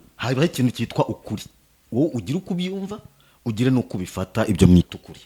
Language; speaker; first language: Kinyarwanda; native; Kinyarwanda